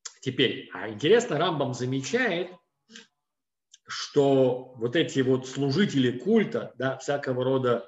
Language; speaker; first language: Russian; native; Russian